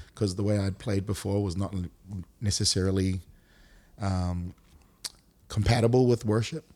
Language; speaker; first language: English; native; English